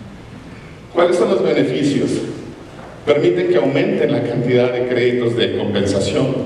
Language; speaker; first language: Spanish; native; Spanish